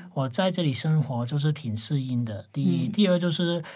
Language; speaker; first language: Chinese; non-native, local second language; Cantonese